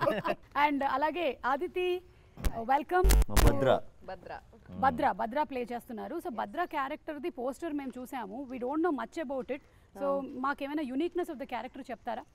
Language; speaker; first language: Telugu; native; Telugu